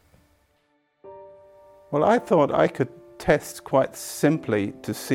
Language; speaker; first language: English; native; English